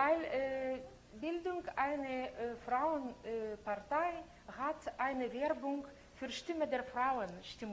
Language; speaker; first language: German; non-native, fluent; Lithuanian